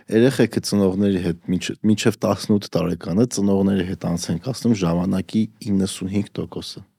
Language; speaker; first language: Armenian; native; Armenian